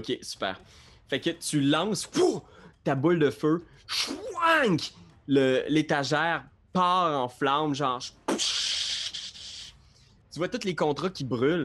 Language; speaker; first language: French; native; French